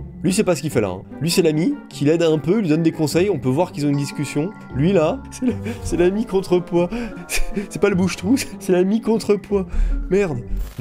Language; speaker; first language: French; native; French